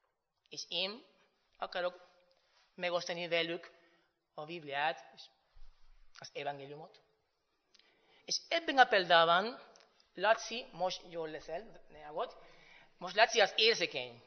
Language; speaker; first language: Hungarian; non-native, fluent; Spanish